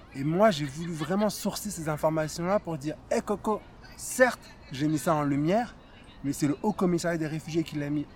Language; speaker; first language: French; native; French